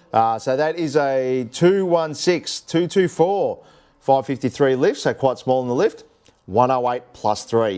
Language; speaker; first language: English; native; English